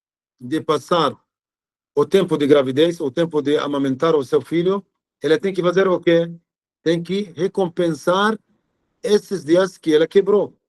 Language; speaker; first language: Portuguese; non-native, fluent; Arabic